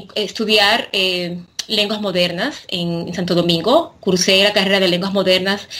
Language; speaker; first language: Spanish; native; Spanish